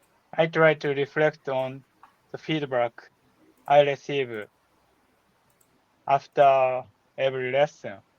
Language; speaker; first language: English; non-native, learner; Japanese